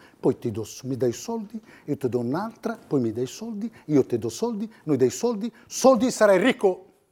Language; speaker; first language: Italian; non-native, fluent; Arabic